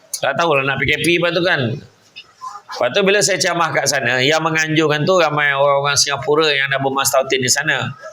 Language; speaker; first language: Malay; native; Malay